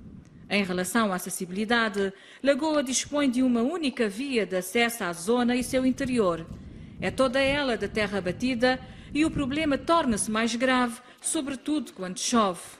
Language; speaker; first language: Portuguese; non-native, local second language; Kabuverdianu